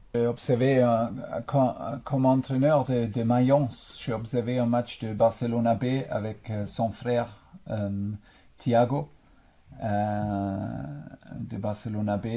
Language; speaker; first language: French; non-native, fluent; German